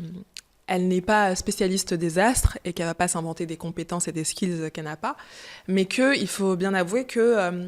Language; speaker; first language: French; early bilingual, other home language; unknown